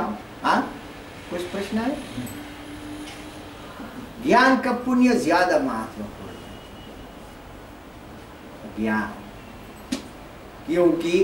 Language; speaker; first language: Hindi; non-native, learner; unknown